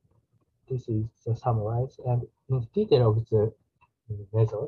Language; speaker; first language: English; non-native, learner; Japanese